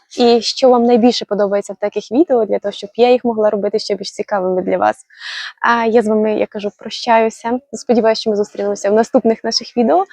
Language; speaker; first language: Ukrainian; native; Ukrainian